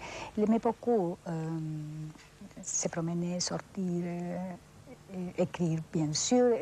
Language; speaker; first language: French; non-native, fluent; Spanish